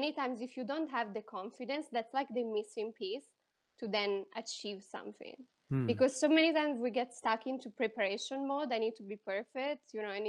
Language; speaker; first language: English; non-native, fluent; Italian